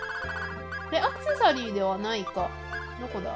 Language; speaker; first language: Japanese; native; Japanese